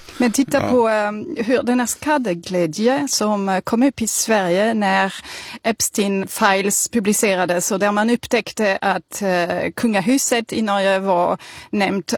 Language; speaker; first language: Swedish; non-native, fluent; French